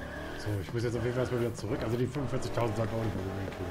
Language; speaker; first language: German; native; German